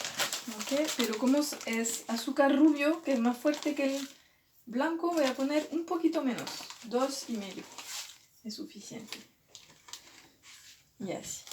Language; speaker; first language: Spanish; non-native, fluent; French